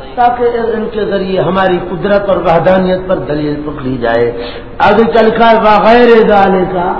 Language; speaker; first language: Urdu; non-native, local second language; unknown